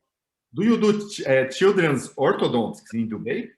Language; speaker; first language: English; non-native, learner; Portuguese